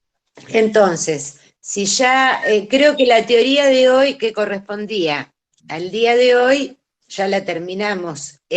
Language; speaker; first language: Spanish; native; Spanish